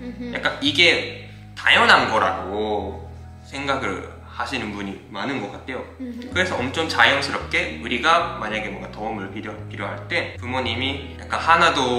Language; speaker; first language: Korean; non-native, fluent; Japanese